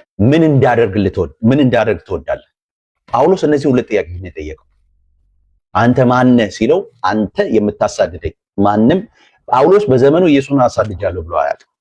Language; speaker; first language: Amharic; native; Amharic